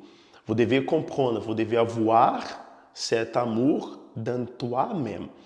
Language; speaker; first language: French; non-native, fluent; Portuguese